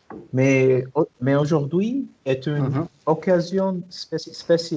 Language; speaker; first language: French; non-native, learner; Arabic